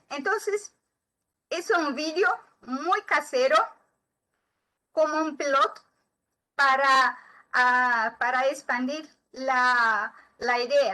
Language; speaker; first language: Spanish; non-native, learner; Portuguese